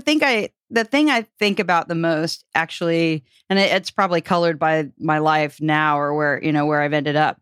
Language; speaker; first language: English; native; English